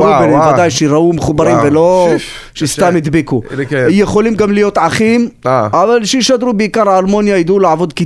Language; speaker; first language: Hebrew; native; Hebrew